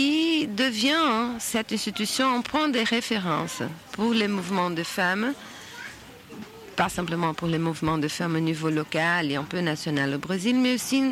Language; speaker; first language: French; non-native, fluent; Portuguese